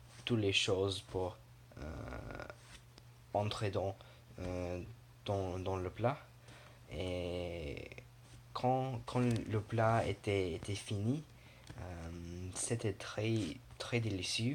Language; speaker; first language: French; non-native, learner; English